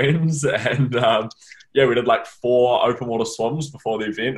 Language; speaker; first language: English; native; English